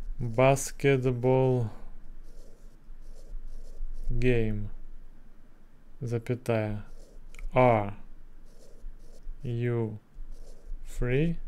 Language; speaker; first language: English; non-native, learner; Russian